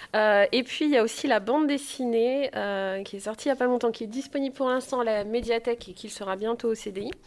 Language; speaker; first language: French; native; French